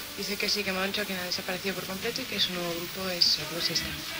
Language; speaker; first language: Spanish; native; Spanish